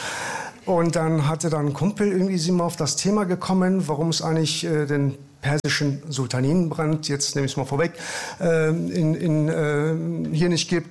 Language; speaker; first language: German; early bilingual, other home language; Persian